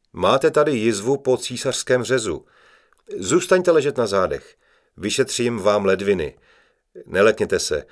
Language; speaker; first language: Czech; non-native, learner; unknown